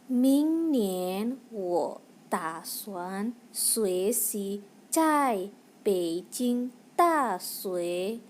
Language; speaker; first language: Chinese; non-native, learner; Indonesian